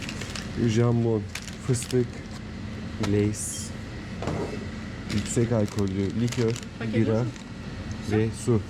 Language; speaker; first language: Turkish; native; Turkish